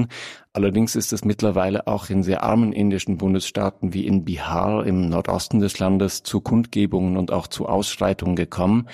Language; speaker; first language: German; native; German